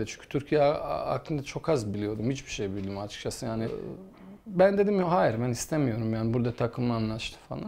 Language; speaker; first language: Turkish; non-native, fluent; Bosnian